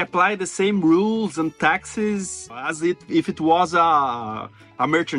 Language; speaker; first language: English; non-native, fluent; Portuguese